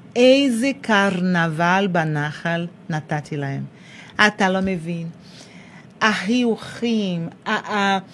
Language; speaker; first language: Hebrew; non-native, fluent; Portuguese